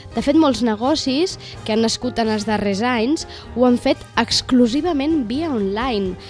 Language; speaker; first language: Catalan; native; Catalan